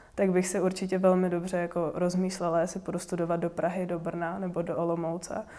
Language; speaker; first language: Czech; native; Czech